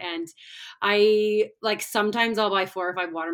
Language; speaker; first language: English; native; English